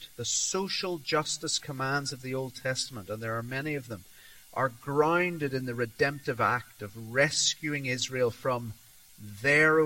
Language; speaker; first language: English; native; English